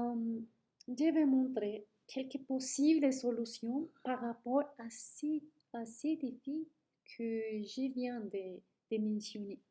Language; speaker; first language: French; non-native, learner; Spanish